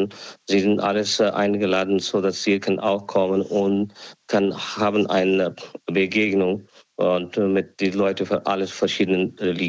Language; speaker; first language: German; non-native, learner; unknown